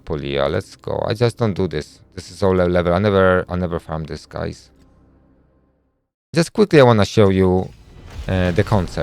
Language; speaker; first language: English; non-native, fluent; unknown